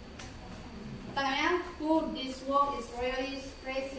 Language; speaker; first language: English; non-native, learner; Indonesian